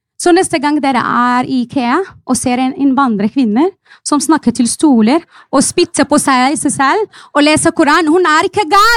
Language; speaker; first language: Norwegian; non-native, fluent; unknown